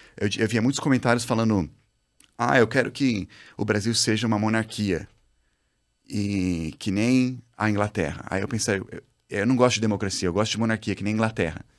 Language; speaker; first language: Portuguese; native; Portuguese